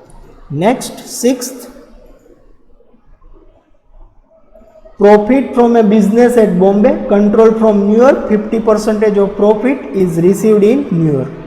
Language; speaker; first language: English; non-native, local second language; Gujarati